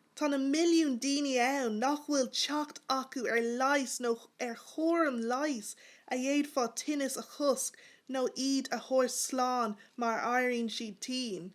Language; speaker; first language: Irish; native; Irish